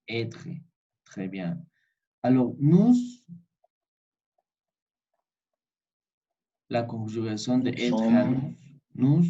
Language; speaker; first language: French; non-native, fluent; Spanish